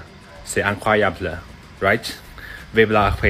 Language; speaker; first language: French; non-native, learner; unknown